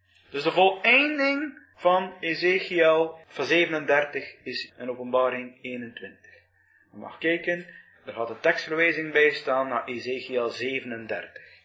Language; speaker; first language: Dutch; native; Dutch